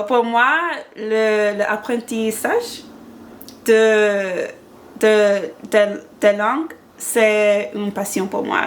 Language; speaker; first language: French; non-native, learner; English